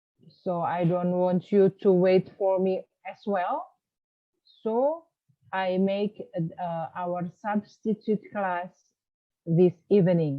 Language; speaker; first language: English; non-native, fluent; Indonesian